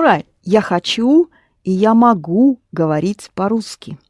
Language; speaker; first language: Russian; non-native, fluent; English